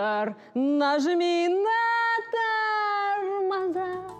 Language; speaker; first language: Russian; native; Russian